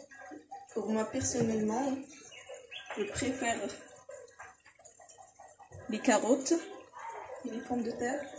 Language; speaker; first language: French; non-native, local second language; Arabic